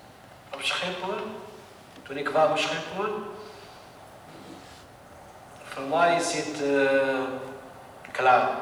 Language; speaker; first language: Dutch; non-native, learner; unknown